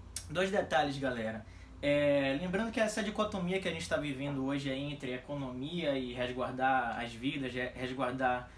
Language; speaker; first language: Portuguese; native; Portuguese